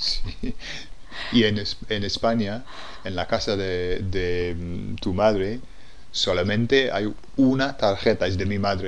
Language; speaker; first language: Spanish; non-native, fluent; English